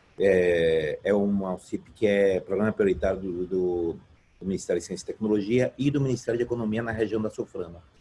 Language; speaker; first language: Portuguese; non-native, fluent; Spanish